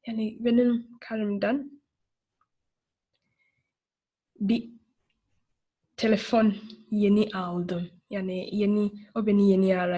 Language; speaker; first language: Turkish; non-native, learner; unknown